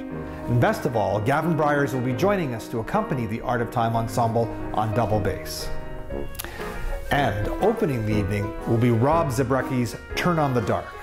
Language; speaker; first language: English; native; English